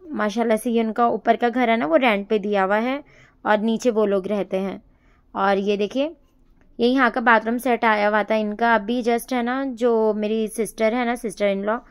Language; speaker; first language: Hindi; native; Hindi